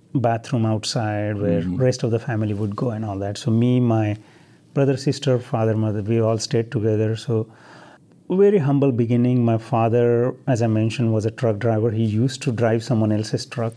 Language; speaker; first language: English; non-native, local second language; Marathi